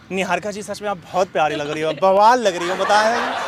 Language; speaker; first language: Hindi; native; Hindi